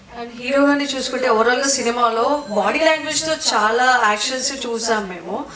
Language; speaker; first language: Telugu; native; Telugu